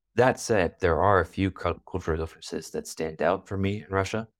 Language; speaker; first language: English; native; English